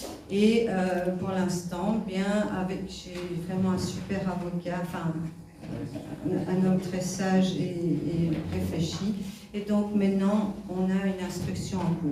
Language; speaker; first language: French; native; French